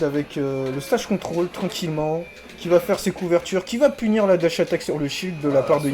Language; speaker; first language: French; native; French